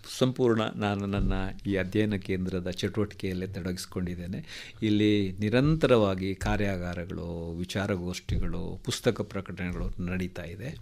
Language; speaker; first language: Kannada; non-native, local second language; Tulu